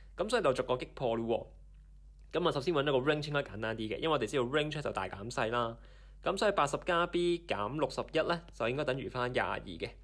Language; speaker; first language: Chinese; non-native, local second language; Cantonese